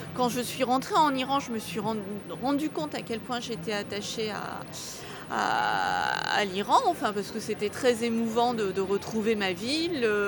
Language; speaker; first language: French; early bilingual, other home language; Armenian